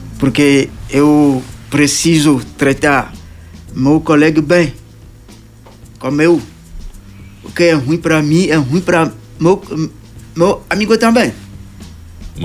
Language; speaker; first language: Portuguese; non-native, learner; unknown